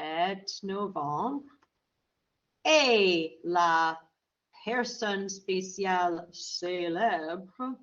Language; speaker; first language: French; non-native, fluent; English